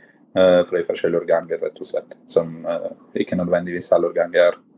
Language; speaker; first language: Norwegian; non-native, fluent; Italian